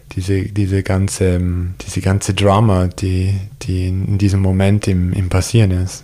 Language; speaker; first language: German; early bilingual, heritage; German